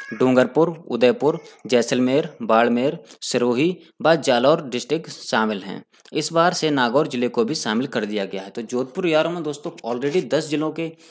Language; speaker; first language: Hindi; native; Hindi